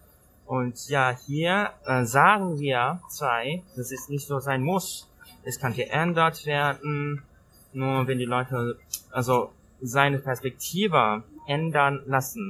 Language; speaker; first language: German; non-native, learner; Thai